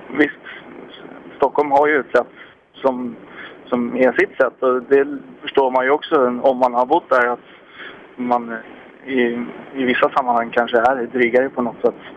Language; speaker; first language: Swedish; native; Swedish